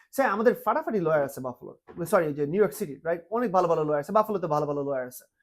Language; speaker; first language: Bangla; native; Bangla